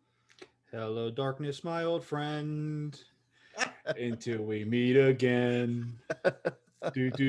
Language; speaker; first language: English; native; English